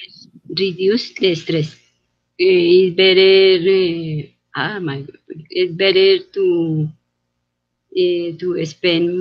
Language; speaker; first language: English; non-native, learner; Spanish